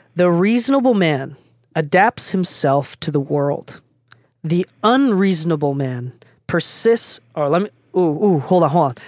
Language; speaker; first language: English; non-native, fluent; Japanese